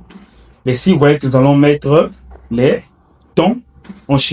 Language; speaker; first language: French; non-native, fluent; Chinese